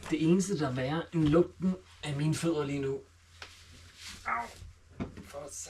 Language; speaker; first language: Danish; native; Danish